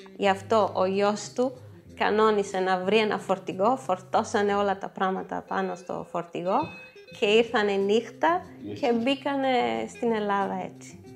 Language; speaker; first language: Greek; non-native, fluent; Amharic